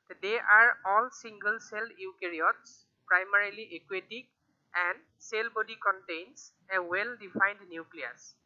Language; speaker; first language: English; non-native, local second language; Assamese